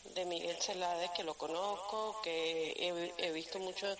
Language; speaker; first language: Spanish; native; Spanish